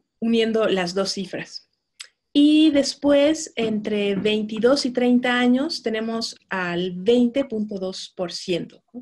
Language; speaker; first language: Spanish; native; Spanish